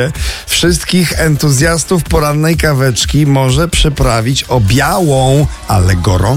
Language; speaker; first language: Polish; native; Polish